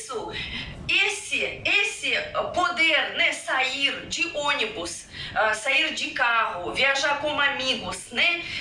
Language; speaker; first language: Portuguese; non-native, fluent; Russian